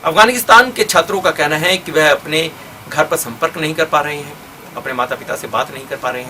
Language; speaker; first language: Hindi; native; Hindi